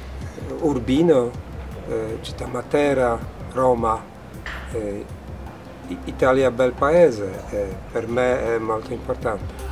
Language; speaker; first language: Italian; non-native, learner; Polish